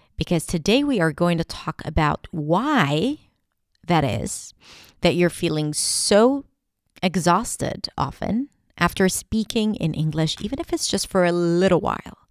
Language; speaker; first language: English; non-native, fluent; Hebrew